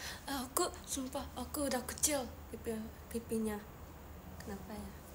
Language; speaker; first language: Indonesian; non-native, learner; Japanese